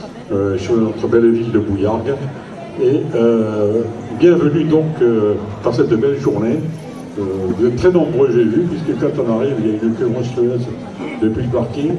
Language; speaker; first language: French; native; French